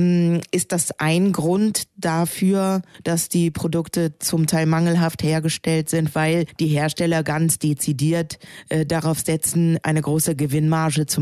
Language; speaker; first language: German; native; German